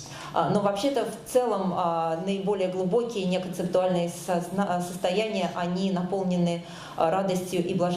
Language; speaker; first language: Russian; native; Russian